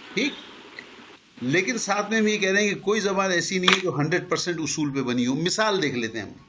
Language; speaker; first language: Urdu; native; Urdu